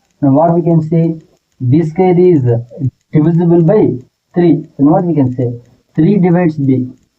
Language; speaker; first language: English; non-native, local second language; Telugu